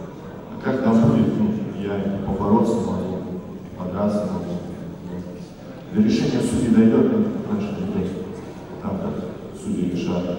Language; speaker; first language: Russian; non-native, local second language; Uzbek